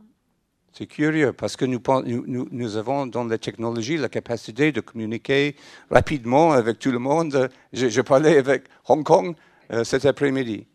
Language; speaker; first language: French; non-native, fluent; English